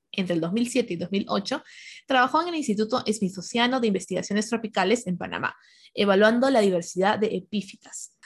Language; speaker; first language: Spanish; native; Spanish